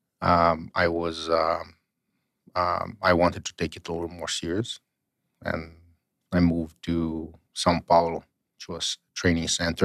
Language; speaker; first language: English; non-native, fluent; Portuguese